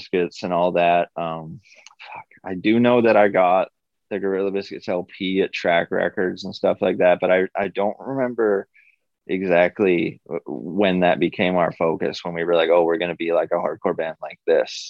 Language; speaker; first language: English; native; English